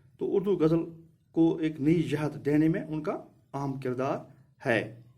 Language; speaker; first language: Urdu; non-native, local second language; Kashmiri